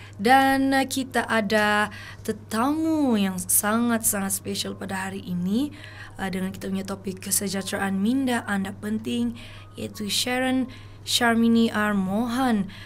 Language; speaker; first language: Malay; native; Malay